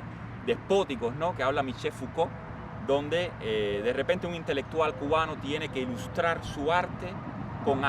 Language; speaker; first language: Spanish; native; Spanish